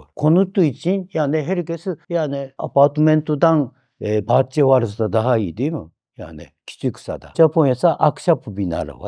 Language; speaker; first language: Turkish; non-native, fluent; Japanese